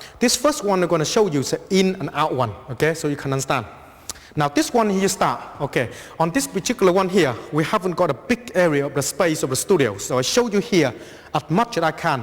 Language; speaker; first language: English; non-native, fluent; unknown